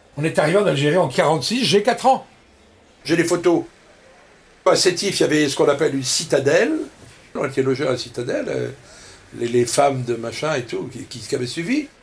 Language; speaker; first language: French; native; French